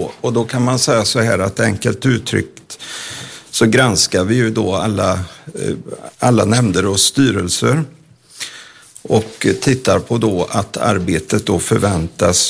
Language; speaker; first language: Swedish; native; Swedish